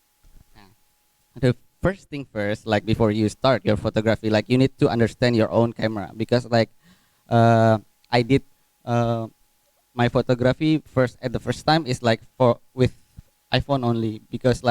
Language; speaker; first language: English; non-native, fluent; Indonesian